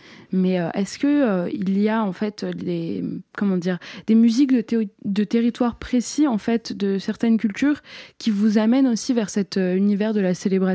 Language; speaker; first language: French; early bilingual, other home language; Arabic